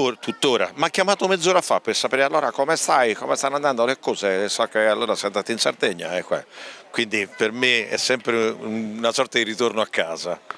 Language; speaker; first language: Italian; native; Italian